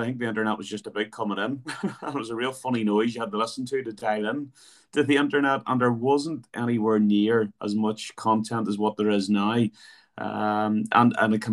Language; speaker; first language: English; native; English